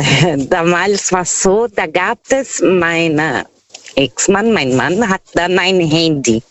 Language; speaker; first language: German; non-native, fluent; Portuguese